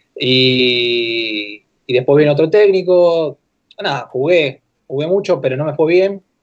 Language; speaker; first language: Spanish; native; Spanish